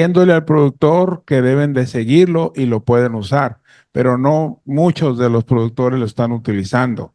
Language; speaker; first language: Spanish; native; Spanish